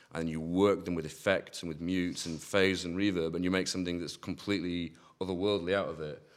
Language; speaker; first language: English; native; English